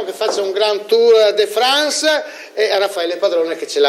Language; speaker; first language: Italian; native; Italian